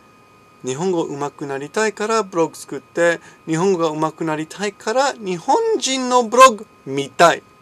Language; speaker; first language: Japanese; non-native, fluent; English